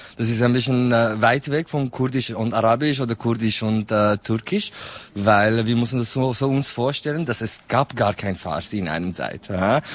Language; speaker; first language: German; non-native, fluent; Kurdish